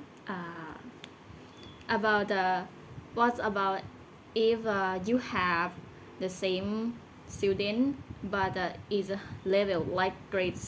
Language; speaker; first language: English; non-native, learner; Thai